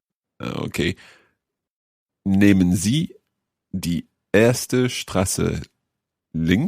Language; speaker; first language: German; non-native, learner; English